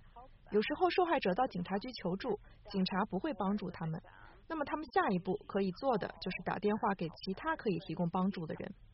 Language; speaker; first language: Chinese; native; Chinese